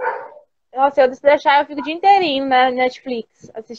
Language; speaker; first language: Portuguese; native; Portuguese